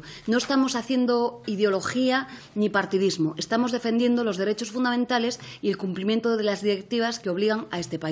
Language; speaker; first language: Spanish; native; Spanish